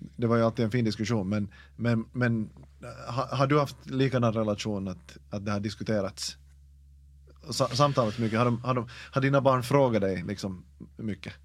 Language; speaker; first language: Swedish; native; Swedish